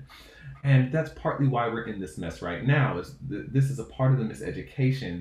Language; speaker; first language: English; native; English